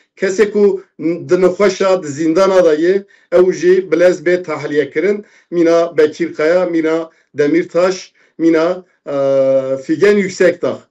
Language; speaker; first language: Kurdish; native; Kurdish